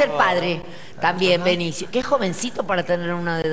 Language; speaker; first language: Spanish; native; Spanish